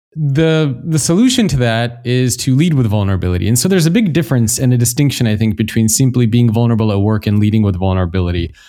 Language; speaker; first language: English; native; English